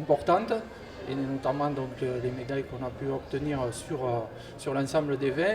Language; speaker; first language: French; native; French